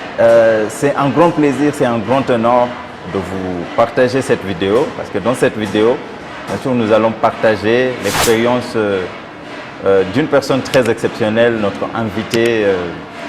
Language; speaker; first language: French; non-native, fluent; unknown